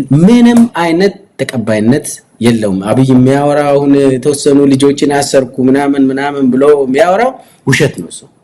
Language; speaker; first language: Amharic; non-native, local second language; Oromo